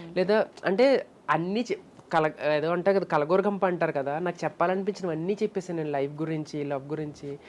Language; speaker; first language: Telugu; native; Telugu